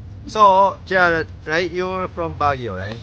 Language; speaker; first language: English; non-native, learner; Japanese